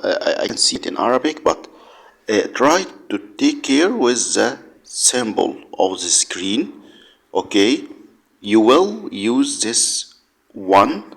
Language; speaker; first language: English; non-native, learner; Arabic